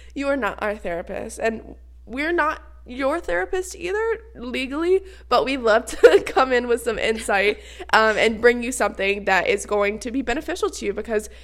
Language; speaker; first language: English; native; English